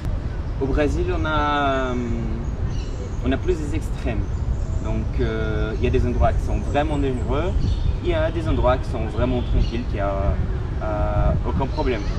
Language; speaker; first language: French; non-native, fluent; Portuguese